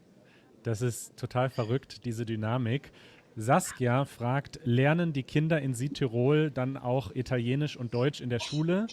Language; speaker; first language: German; native; German